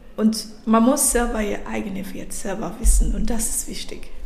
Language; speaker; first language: German; non-native, fluent; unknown